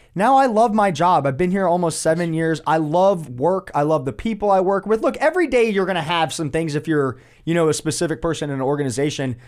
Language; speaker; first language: English; native; English